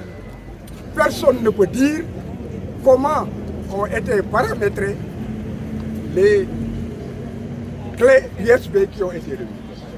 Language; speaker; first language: French; non-native, local second language; Wolof